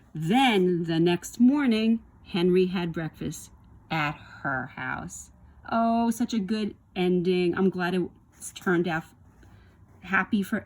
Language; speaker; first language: English; native; English